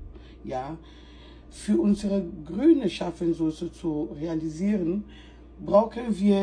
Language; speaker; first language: German; non-native, fluent; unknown